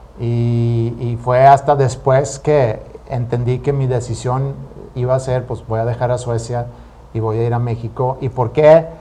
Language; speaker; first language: Spanish; non-native, fluent; Swedish